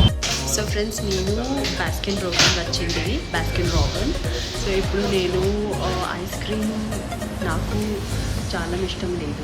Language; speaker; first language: Telugu; non-native, local second language; Kannada